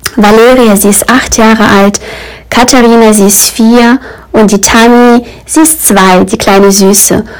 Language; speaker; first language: German; early bilingual, other home language; Russian